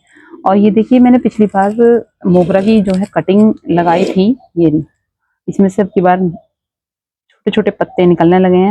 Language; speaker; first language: Hindi; native; Hindi